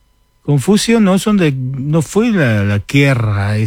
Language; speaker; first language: Spanish; non-native, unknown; Chinese